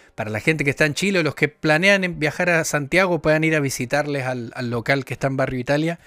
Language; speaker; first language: Spanish; native; Spanish